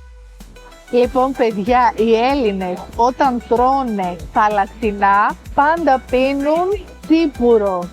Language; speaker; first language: Greek; native; Greek